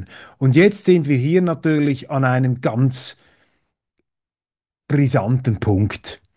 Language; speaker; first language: German; native; German